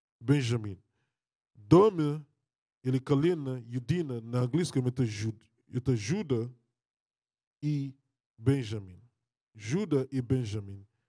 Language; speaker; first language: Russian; non-native, learner; English